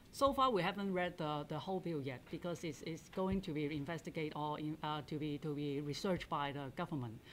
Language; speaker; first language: English; non-native, local second language; Cantonese